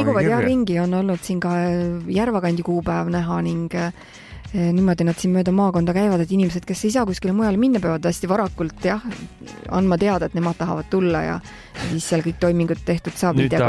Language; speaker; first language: Estonian; native; Estonian